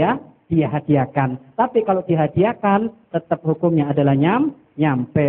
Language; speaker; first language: Indonesian; native; Indonesian